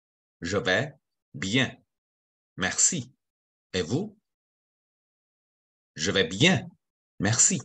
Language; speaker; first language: French; non-native, fluent; Chinese